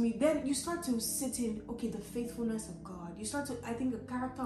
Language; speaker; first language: English; non-native, local second language; Yoruba